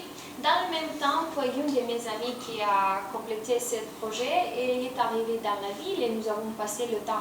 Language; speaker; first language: French; non-native, learner; Romanian